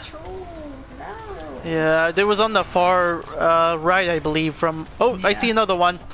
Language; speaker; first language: English; native; English